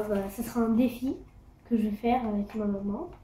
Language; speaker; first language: French; native; French